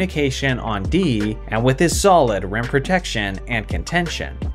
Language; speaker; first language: English; native; English